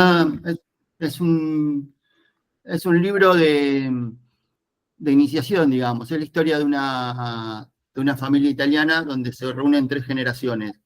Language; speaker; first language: Spanish; native; Spanish